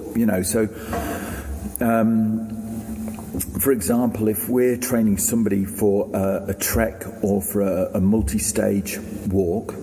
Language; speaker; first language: English; native; English